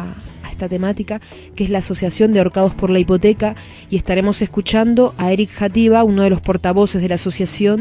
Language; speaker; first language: Spanish; native; Spanish